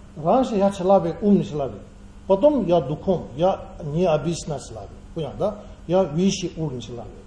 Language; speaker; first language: Russian; non-native, learner; Tibetan